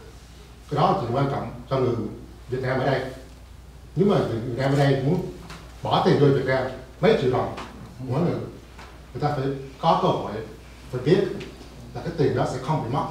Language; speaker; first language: Vietnamese; early bilingual, heritage; Vietnamese